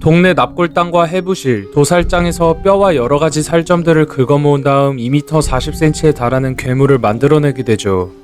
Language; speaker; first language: Korean; native; Korean